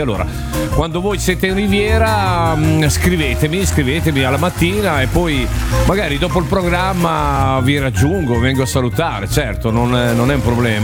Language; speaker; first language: Italian; native; Italian